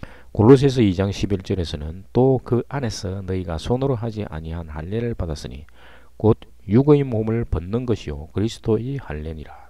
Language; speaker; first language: Korean; native; Korean